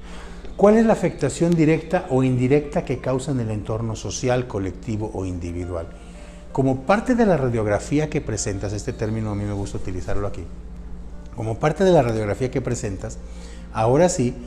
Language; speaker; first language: Spanish; native; Spanish